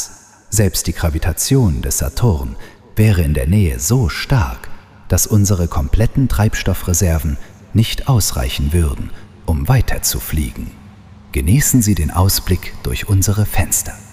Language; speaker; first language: German; native; German